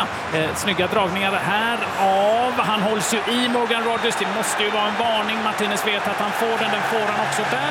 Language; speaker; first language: Swedish; native; Swedish